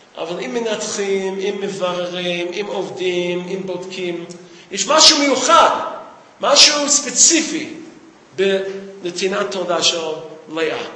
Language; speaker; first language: Hebrew; non-native, fluent; English